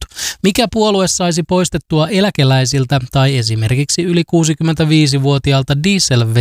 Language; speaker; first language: Finnish; native; Finnish